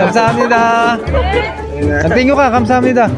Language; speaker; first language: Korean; non-native, learner; Filipino